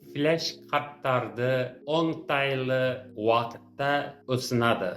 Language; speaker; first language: Kazakh; non-native, fluent; English